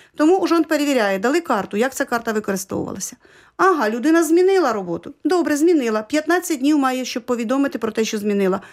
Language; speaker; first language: Ukrainian; native; Ukrainian